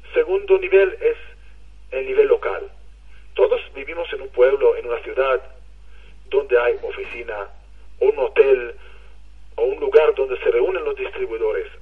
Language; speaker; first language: Spanish; non-native, fluent; Hebrew